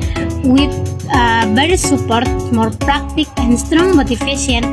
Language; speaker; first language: English; non-native, learner; Indonesian